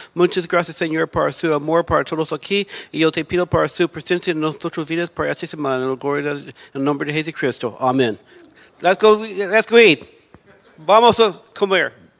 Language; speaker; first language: Spanish; non-native, learner; English